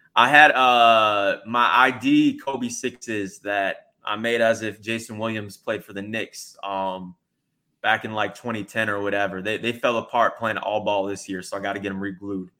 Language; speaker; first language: English; native; English